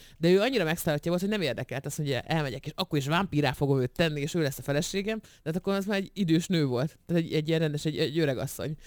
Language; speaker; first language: Hungarian; native; Hungarian